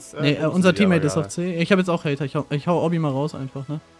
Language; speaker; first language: German; native; German